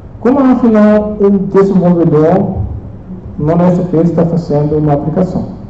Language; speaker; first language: Portuguese; non-native, fluent; German